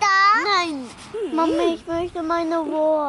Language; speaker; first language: German; early bilingual, heritage; German